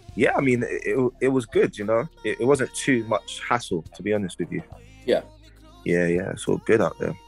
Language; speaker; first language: English; native; English